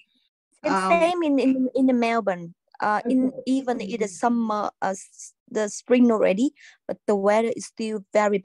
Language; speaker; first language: English; non-native, learner; Vietnamese